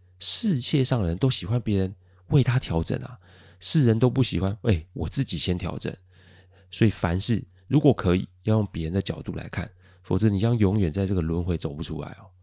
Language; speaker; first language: Chinese; native; Chinese